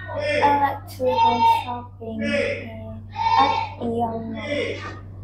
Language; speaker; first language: English; non-native, learner; Vietnamese